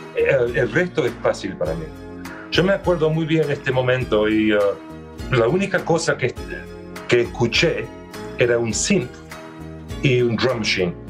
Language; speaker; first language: Spanish; early bilingual, other home language; English